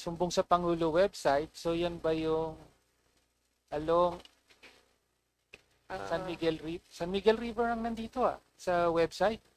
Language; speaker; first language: Filipino; native; Filipino